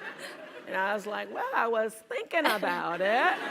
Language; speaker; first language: English; native; English